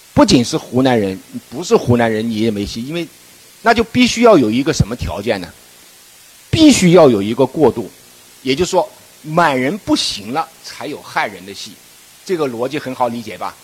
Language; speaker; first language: Chinese; native; Chinese